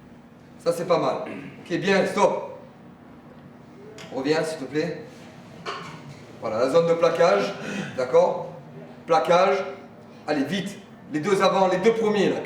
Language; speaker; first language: French; native; French